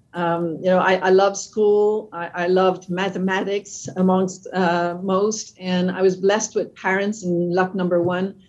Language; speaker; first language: English; non-native, fluent; French